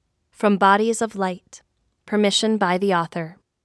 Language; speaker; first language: English; native; English